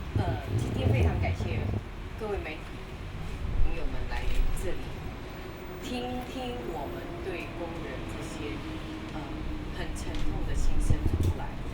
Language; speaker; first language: Chinese; native; Chinese